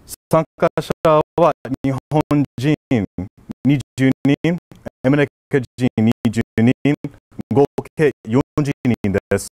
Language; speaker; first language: Japanese; non-native, fluent; English